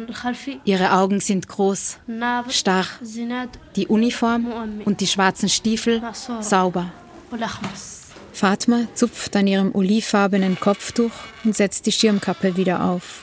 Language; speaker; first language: German; native; German